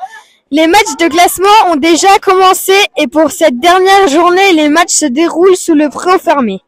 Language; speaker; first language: French; native; French